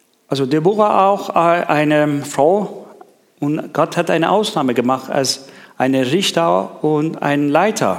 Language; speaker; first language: German; non-native, learner; Persian